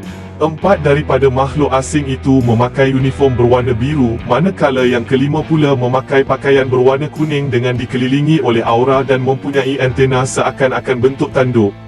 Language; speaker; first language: Malay; native; Malay